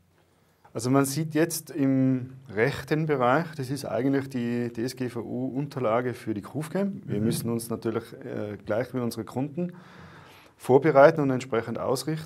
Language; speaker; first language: German; native; German